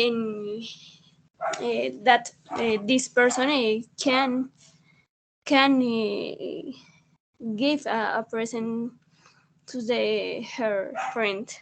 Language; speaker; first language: English; non-native, learner; Spanish